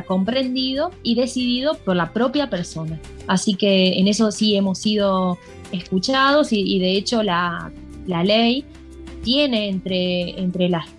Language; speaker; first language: Spanish; native; Spanish